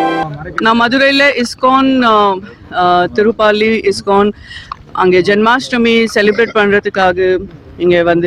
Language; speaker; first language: Tamil; non-native, fluent; Gujarati